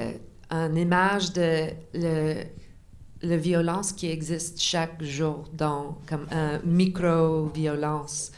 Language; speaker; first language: French; non-native, local second language; English